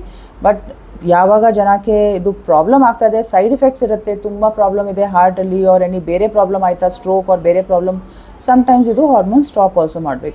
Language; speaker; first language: Kannada; non-native, fluent; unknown